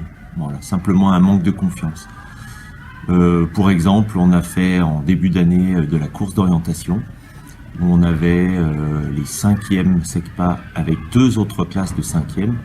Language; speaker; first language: French; native; French